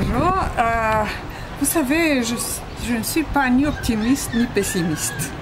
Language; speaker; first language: French; non-native, fluent; Bulgarian